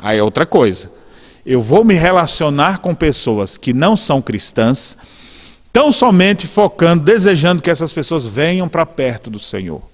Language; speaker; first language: Portuguese; native; Portuguese